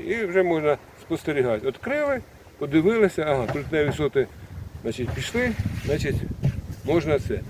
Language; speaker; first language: Ukrainian; native; Ukrainian